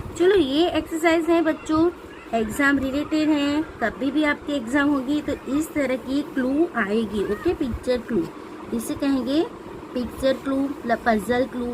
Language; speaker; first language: Hindi; non-native, local second language; Gujarati